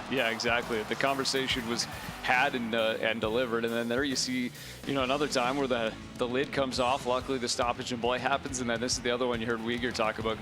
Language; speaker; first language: English; native; English